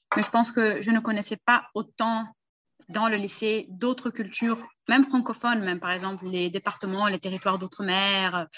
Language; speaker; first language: French; early bilingual, heritage; Portuguese